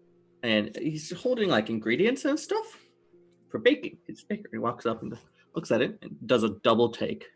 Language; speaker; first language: English; native; English